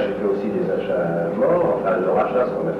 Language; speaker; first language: French; native; French